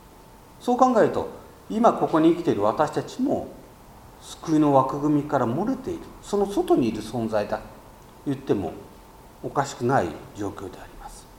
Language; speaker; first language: Japanese; native; Japanese